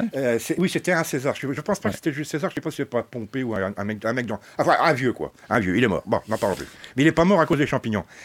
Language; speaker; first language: French; native; French